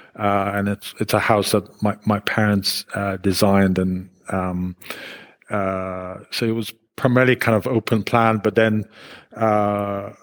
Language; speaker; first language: English; non-native, fluent; Hebrew